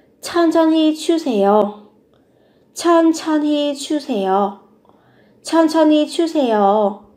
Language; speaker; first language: Korean; non-native, fluent; Vietnamese